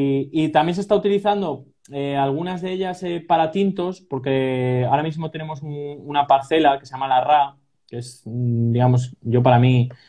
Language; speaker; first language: Spanish; native; Spanish